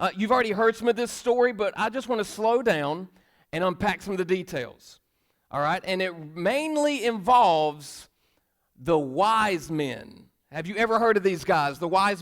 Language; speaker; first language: English; native; English